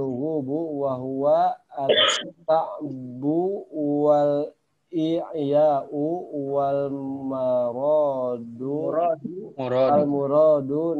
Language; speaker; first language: Arabic; non-native, learner; Indonesian